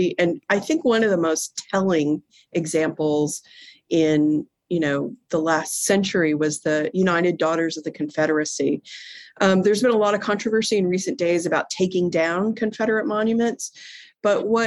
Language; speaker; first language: English; native; English